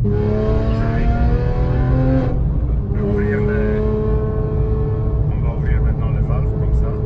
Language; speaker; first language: French; non-native, fluent; Romanian